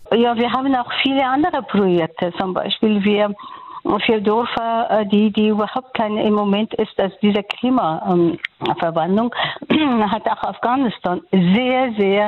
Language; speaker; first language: German; non-native, fluent; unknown